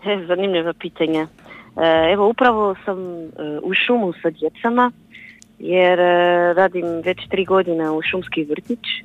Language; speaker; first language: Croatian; non-native, learner; Portuguese